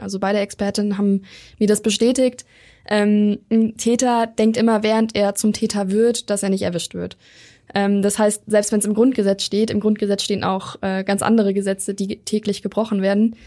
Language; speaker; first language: German; native; German